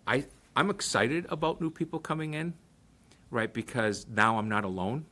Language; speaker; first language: English; early bilingual, other home language; Portuguese